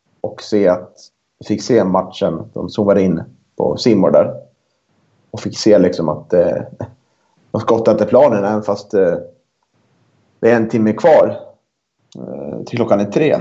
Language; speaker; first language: Swedish; native; Swedish